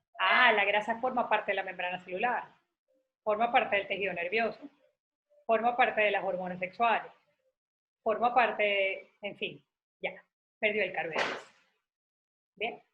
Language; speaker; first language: Spanish; native; Spanish